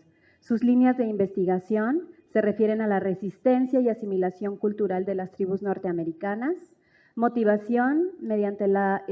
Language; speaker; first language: Spanish; native; Spanish